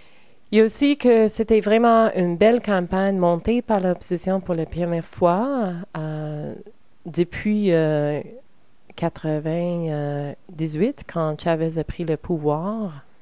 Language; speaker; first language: French; non-native, learner; English